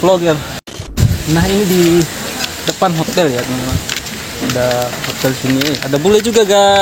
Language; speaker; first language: Indonesian; native; Indonesian